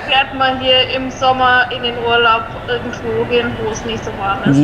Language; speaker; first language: German; native; German